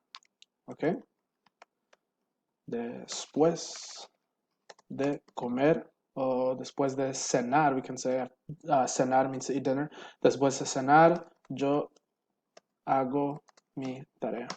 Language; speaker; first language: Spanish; non-native, fluent; English